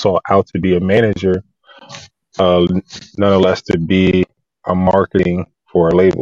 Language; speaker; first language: English; native; English